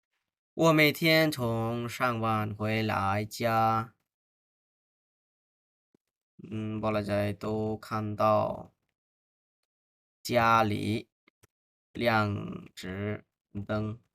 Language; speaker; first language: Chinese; non-native, fluent; Bangla